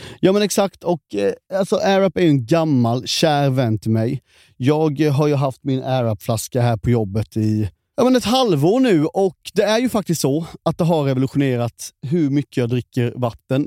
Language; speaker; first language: Swedish; native; Swedish